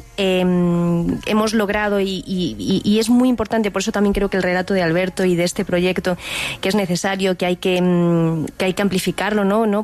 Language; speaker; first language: Spanish; native; Spanish